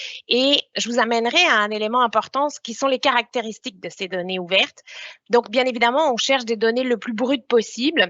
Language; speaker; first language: French; native; French